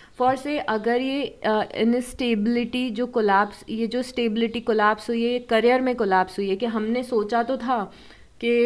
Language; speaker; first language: Hindi; native; Hindi